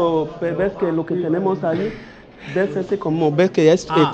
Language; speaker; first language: Spanish; non-native, learner; Bini